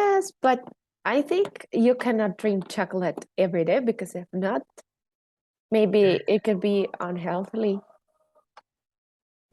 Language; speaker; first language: English; non-native, fluent; Spanish